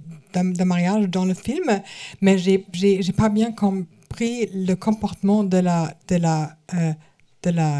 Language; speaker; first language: French; non-native, learner; German